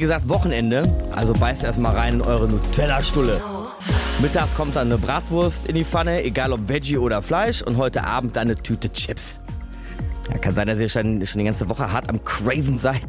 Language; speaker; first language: German; native; German